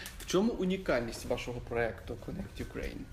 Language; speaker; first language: Ukrainian; native; Ukrainian